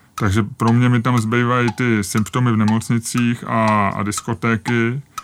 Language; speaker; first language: Czech; native; Czech